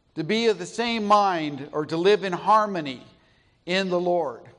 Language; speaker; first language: English; native; English